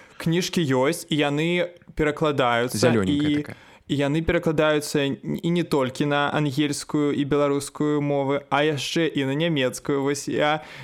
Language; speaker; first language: Belarusian; native; Belarusian